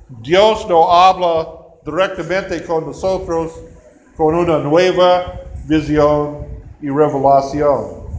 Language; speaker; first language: Spanish; non-native, fluent; English